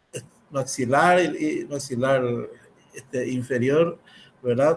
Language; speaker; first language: Spanish; native; Spanish